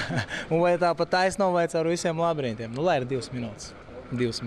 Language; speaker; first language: Latvian; native; Latvian